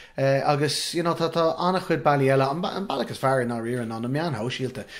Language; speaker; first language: Irish; non-native, local second language; English